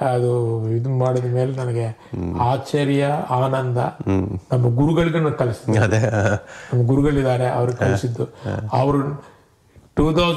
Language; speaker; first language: Kannada; non-native, fluent; Chinese